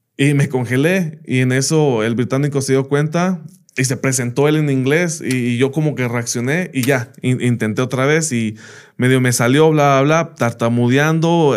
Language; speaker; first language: Spanish; early bilingual, heritage; Spanish